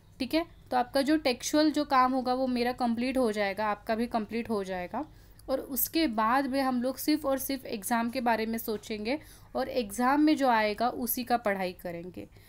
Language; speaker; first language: Hindi; non-native, local second language; Marathi